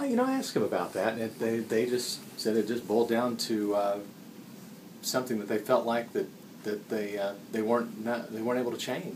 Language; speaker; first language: English; native; English